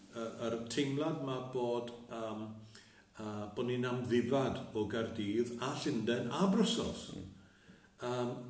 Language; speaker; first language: Welsh; native; Welsh